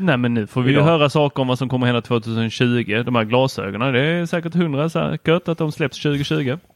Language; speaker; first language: Swedish; native; Swedish